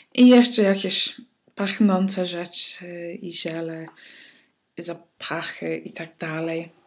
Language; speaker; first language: Polish; early bilingual, heritage; Polish